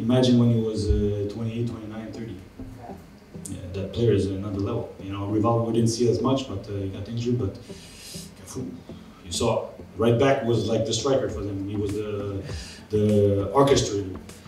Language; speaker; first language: English; non-native, local second language; French